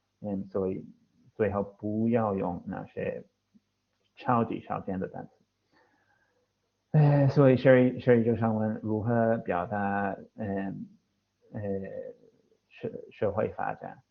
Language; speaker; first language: Chinese; non-native, fluent; English